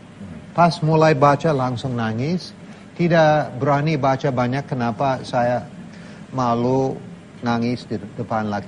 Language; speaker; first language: Indonesian; non-native, learner; English